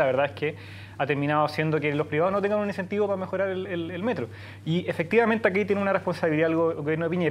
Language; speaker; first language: Spanish; native; Spanish